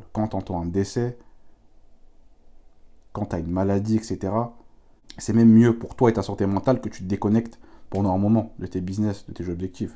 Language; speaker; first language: French; native; French